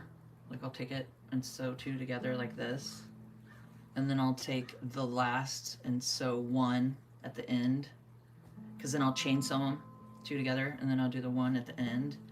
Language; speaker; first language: English; native; English